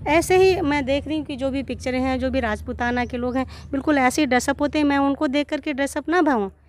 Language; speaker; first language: Hindi; native; Hindi